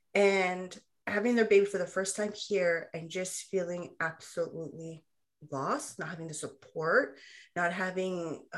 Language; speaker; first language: English; early bilingual, other home language; Spanish